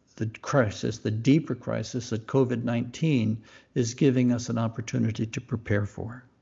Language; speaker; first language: English; native; English